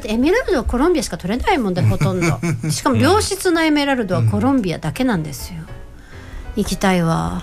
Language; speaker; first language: Japanese; native; Japanese